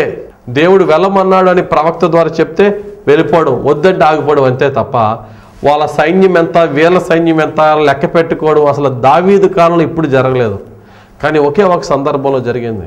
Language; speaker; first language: Telugu; native; Telugu